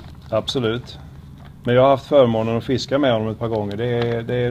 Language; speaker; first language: Swedish; native; Swedish